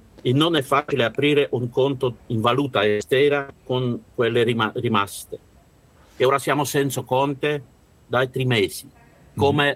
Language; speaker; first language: Italian; non-native, learner; Russian